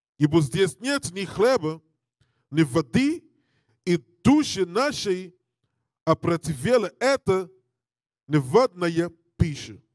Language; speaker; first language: Russian; non-native, learner; English